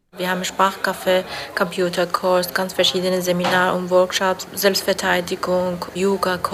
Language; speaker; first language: German; non-native, fluent; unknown